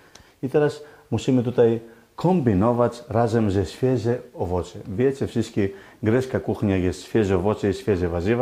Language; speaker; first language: Polish; non-native, learner; Greek